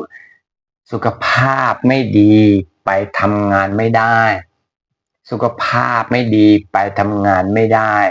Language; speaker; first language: Thai; non-native, fluent; Burmese